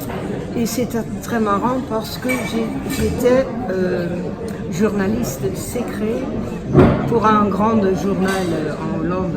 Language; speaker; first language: French; non-native, fluent; Dutch